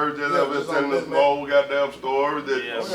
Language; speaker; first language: English; native; English